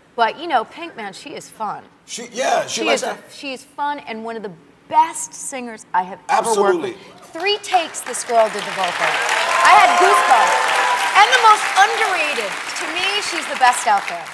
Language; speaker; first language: English; native; English